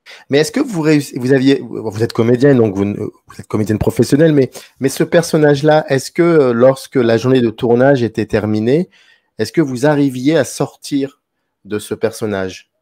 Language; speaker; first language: French; native; French